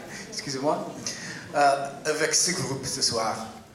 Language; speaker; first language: French; non-native, learner; English